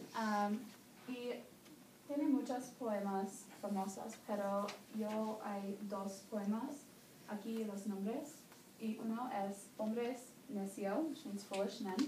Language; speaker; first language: Spanish; non-native, learner; English